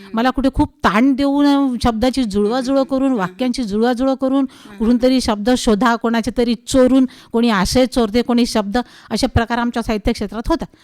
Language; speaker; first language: Marathi; non-native, local second language; Hindi